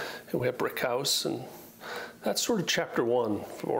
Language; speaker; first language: English; native; English